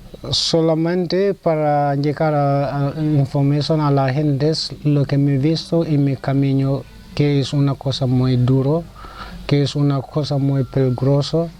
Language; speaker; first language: Spanish; non-native, learner; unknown